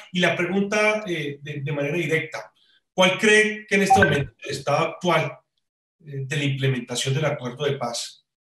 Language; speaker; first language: Spanish; native; Spanish